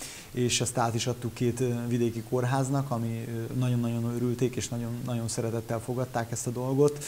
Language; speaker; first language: Hungarian; native; Hungarian